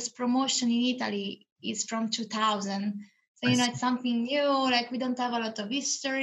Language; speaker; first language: English; non-native, fluent; Italian